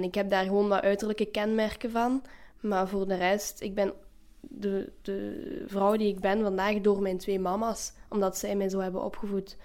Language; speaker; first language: Dutch; native; Dutch